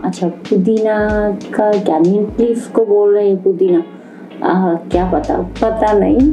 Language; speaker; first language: Hindi; non-native, fluent; Bangla